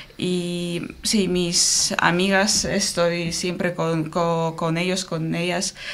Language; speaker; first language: Spanish; non-native, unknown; Ukrainian